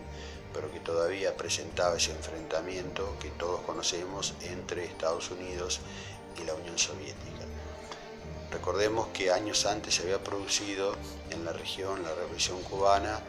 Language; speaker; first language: Spanish; native; Spanish